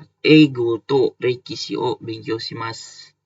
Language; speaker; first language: Japanese; non-native, learner; Indonesian